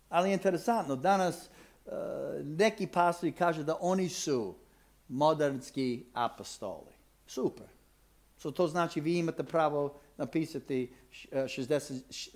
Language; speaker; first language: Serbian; non-native, fluent; English